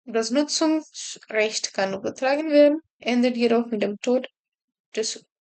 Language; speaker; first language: German; non-native, learner; Spanish